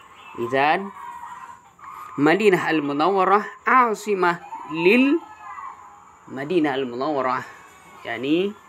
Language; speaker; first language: Arabic; non-native, fluent; Indonesian